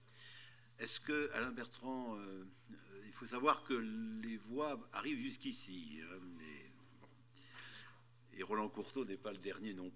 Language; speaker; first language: French; native; French